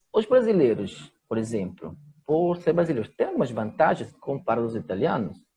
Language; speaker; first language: Portuguese; non-native, fluent; Italian